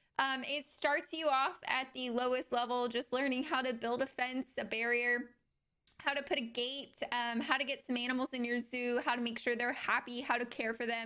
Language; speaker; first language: English; native; English